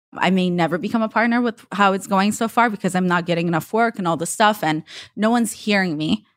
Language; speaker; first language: English; non-native, fluent; Hebrew